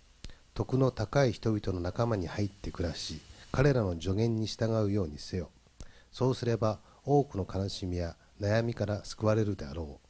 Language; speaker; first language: Japanese; native; Japanese